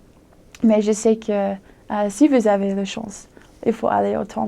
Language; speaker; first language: French; non-native, fluent; English